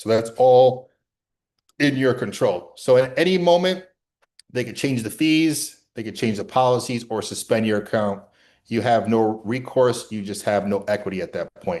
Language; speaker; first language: English; native; English